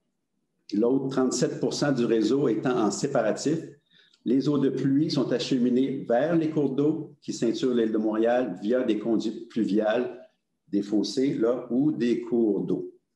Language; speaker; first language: French; native; French